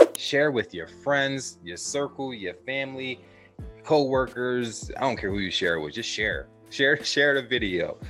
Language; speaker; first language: English; native; English